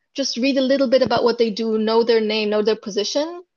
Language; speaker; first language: English; non-native, fluent; Hebrew